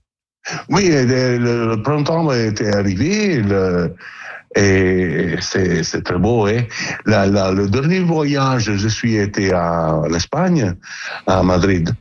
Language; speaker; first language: French; non-native, learner; Italian